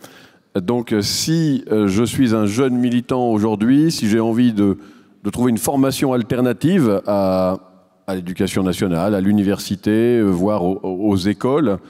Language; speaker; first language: French; native; French